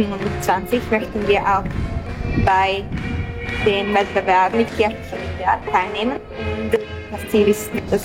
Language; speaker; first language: German; non-native, local second language; Hungarian